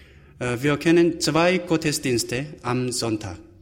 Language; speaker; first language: German; non-native, fluent; Korean